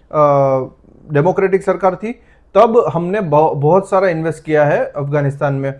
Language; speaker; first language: Hindi; non-native, local second language; Gujarati